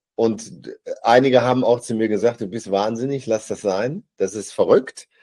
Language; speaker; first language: German; native; German